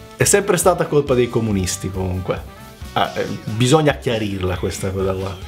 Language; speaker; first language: Italian; early bilingual, other home language; Macedonian